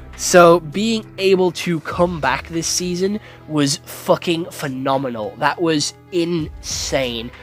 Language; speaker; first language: English; native; English